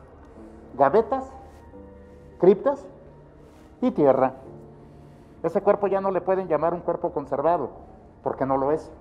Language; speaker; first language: Spanish; native; Spanish